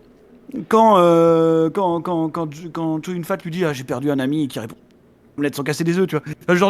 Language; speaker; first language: French; native; French